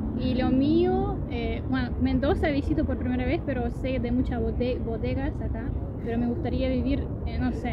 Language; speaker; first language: Spanish; non-native, fluent; Russian